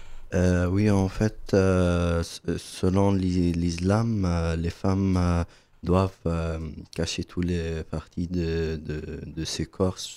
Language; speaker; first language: French; non-native, learner; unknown